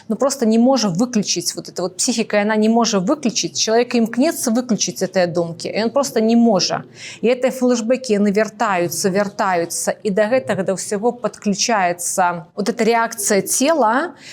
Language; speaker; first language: Belarusian; non-native, local second language; Russian